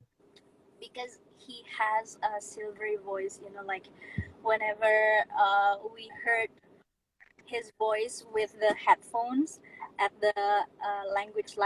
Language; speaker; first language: English; non-native, fluent; Indonesian